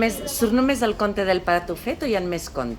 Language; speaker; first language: Catalan; native; Catalan